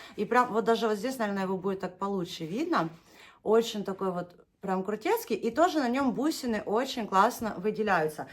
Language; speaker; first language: Russian; native; Russian